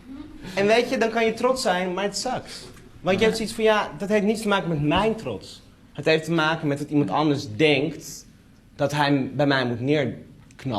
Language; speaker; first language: Dutch; native; Dutch